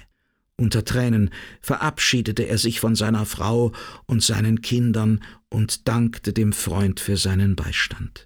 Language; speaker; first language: German; native; German